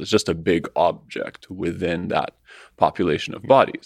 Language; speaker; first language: English; non-native, fluent; Russian